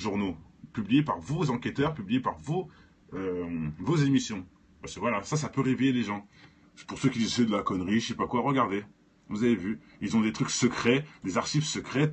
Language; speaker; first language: French; native; French